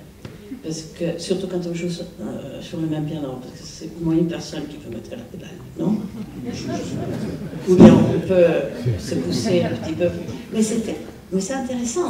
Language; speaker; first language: French; non-native, fluent; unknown